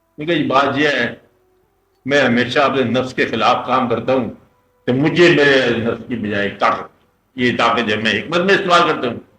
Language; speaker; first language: Urdu; non-native, local second language; Punjabi